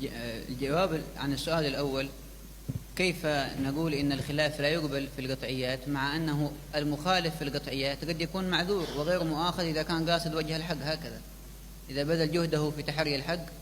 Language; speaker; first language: Arabic; native; Arabic